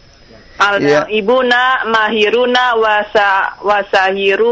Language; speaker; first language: Arabic; non-native, learner; Indonesian